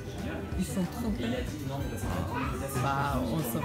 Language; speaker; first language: French; non-native, learner; Japanese